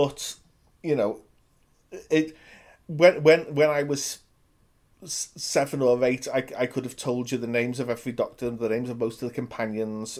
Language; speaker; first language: English; native; English